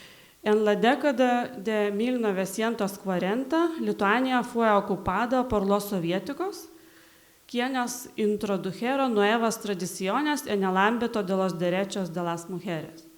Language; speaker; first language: Spanish; non-native, learner; Lithuanian